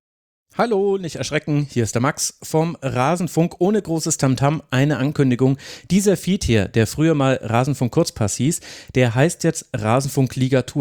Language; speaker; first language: German; native; German